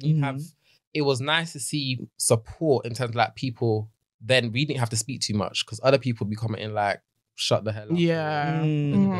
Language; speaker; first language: English; native; English